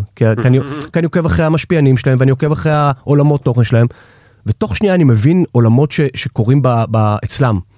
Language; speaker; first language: Hebrew; native; Hebrew